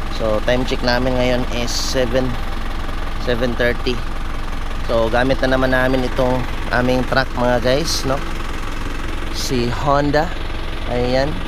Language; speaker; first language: Filipino; non-native, local second language; Cebuano